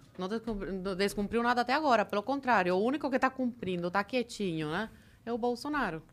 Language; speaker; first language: Portuguese; early bilingual, other home language; Spanish